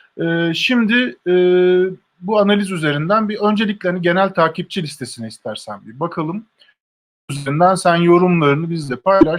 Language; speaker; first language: Turkish; native; Turkish